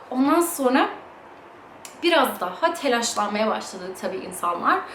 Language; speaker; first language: Turkish; early bilingual, heritage; English